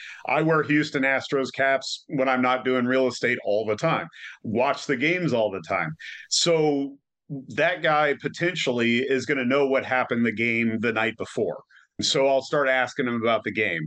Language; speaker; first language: English; native; English